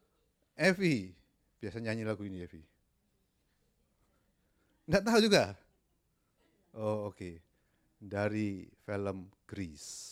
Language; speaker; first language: Indonesian; native; Indonesian